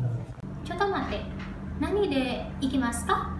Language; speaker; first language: Japanese; non-native, learner; Indonesian